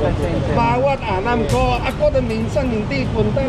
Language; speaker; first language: Filipino; non-native, learner; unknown